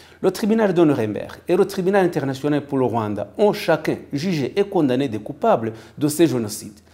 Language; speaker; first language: French; non-native, local second language; Kinyarwanda